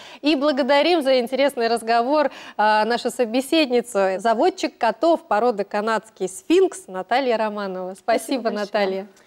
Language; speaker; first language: Russian; native; Russian